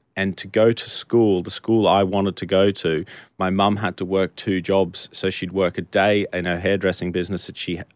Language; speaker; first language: English; native; English